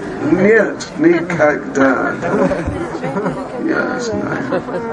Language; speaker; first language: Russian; non-native, learner; English